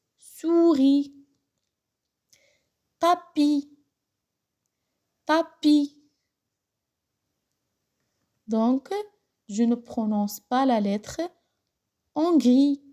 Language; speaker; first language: French; non-native, local second language; Arabic